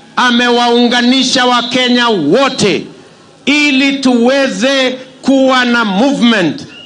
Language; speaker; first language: English; non-native, local second language; Kalenjin